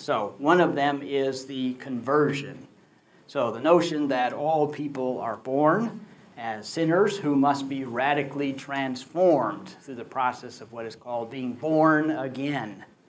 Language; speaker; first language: English; native; English